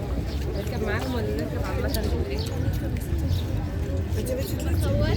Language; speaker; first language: Arabic; native; Arabic